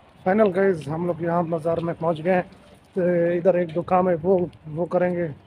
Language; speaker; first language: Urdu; non-native, local second language; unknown